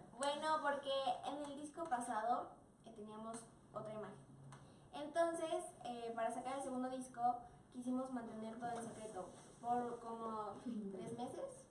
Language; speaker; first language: Spanish; native; Spanish